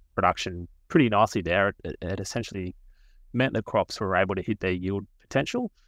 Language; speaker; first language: English; native; English